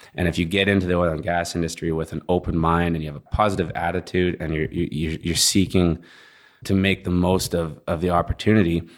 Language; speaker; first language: English; native; English